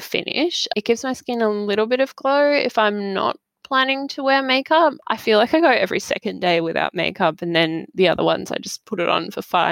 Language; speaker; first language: English; native; English